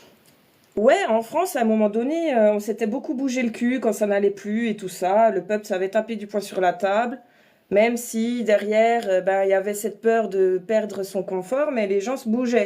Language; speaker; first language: French; native; French